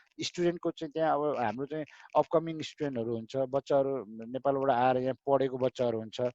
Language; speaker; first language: Nepali; native; Nepali